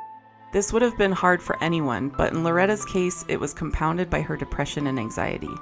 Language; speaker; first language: English; native; English